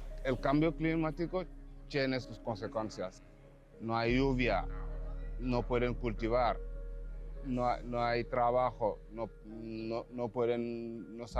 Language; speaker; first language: Spanish; non-native, fluent; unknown